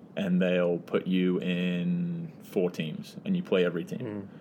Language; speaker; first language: English; native; English